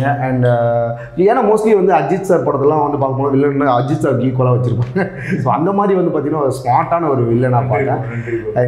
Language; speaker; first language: Tamil; native; Tamil